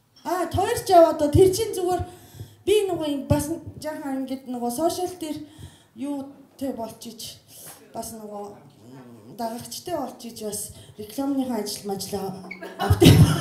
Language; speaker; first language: Mongolian; non-native, fluent; Japanese